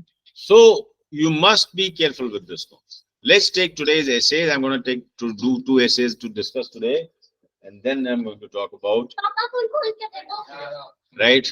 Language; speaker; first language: English; non-native, local second language; Hindi